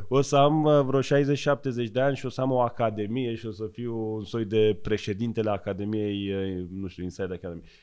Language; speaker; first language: Romanian; non-native, fluent; Persian